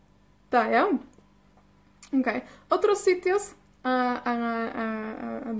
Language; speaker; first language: Spanish; non-native, fluent; Welsh